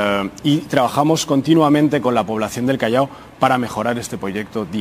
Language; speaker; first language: Spanish; native; Spanish